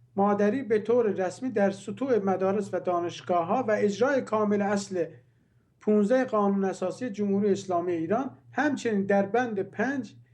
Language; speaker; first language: Persian; non-native, local second language; Azerbaijani